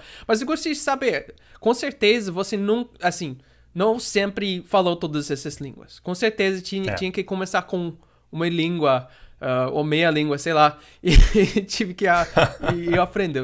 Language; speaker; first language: Portuguese; non-native, fluent; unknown